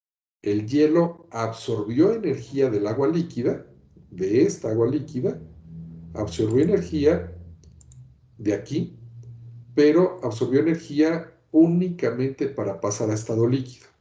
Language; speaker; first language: Spanish; native; Spanish